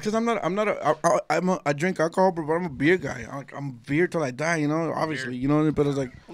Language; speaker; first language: English; early bilingual, other home language; Spanish